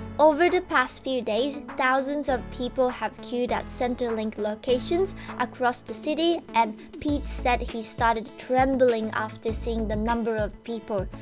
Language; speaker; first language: English; non-native, fluent; Japanese